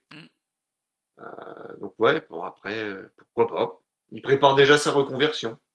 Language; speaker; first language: French; native; French